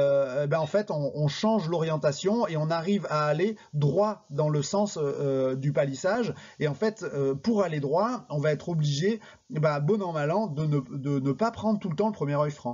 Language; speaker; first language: French; native; French